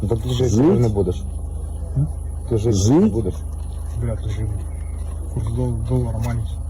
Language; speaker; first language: Russian; native; Russian